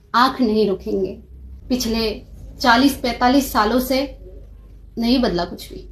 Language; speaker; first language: Hindi; non-native, local second language; Bangla